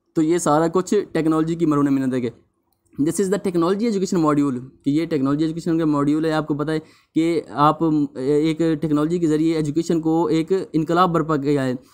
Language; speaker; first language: Urdu; native; Urdu